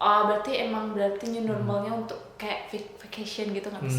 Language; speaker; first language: Indonesian; native; Indonesian